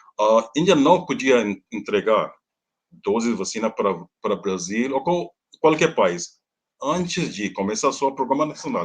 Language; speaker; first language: Portuguese; non-native, learner; Hindi